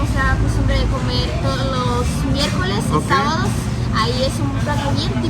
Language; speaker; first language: Spanish; non-native, learner; Portuguese